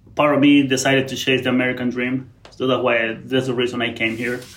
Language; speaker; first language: English; non-native, fluent; Spanish